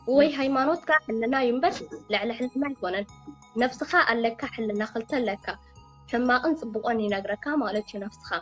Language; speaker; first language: Tigrinya; early bilingual, heritage; Tigrinya